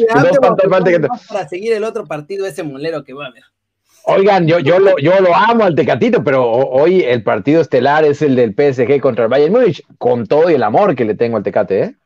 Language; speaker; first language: Spanish; native; Spanish